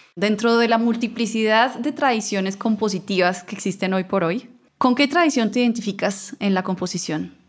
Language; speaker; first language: Spanish; native; Spanish